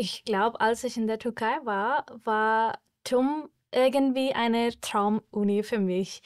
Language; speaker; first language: German; non-native, fluent; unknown